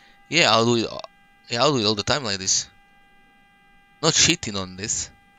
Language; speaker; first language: English; non-native, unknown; Slovak